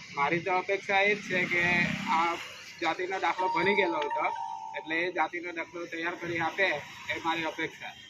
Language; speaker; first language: Gujarati; native; Gujarati